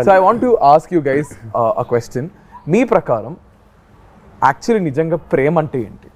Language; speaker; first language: Telugu; native; Telugu